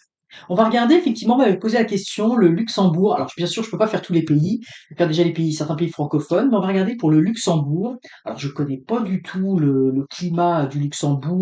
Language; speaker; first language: French; native; French